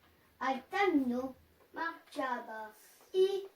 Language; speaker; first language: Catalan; non-native, local second language; French